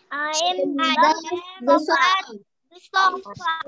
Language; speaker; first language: English; non-native, learner; Indonesian